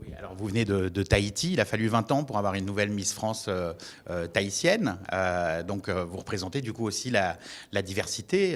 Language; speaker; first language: French; native; French